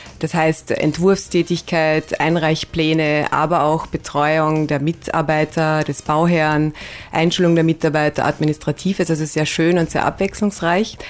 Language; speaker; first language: German; native; German